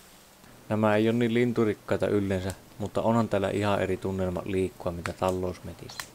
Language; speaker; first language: Finnish; native; Finnish